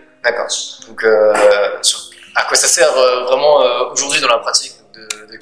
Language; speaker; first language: French; native; French